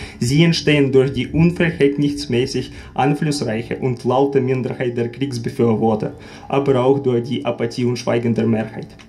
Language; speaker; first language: German; non-native, fluent; Ukrainian